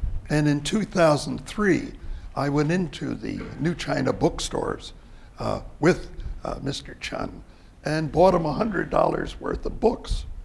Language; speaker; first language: English; native; English